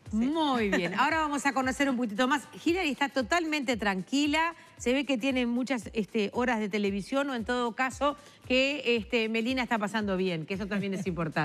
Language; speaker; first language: Spanish; native; Spanish